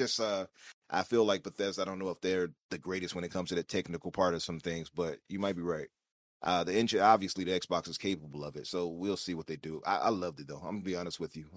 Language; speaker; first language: English; native; English